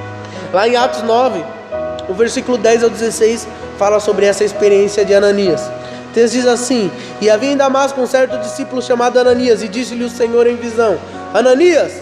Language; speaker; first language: Portuguese; native; Portuguese